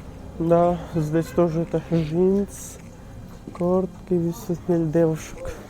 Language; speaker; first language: Russian; non-native, learner; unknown